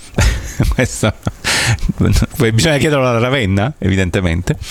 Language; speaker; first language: Italian; native; Italian